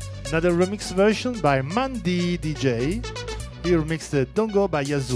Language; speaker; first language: English; non-native, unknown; Italian